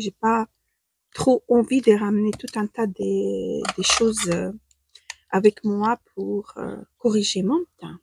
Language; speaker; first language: French; non-native, fluent; Ukrainian